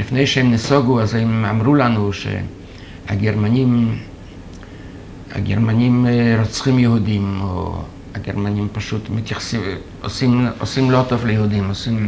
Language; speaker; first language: Hebrew; non-native, fluent; Yiddish